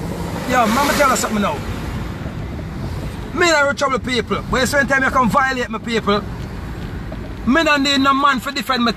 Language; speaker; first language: English; native; English